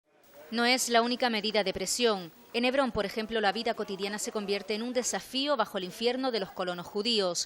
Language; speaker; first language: Spanish; native; Spanish